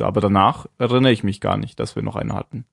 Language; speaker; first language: German; native; German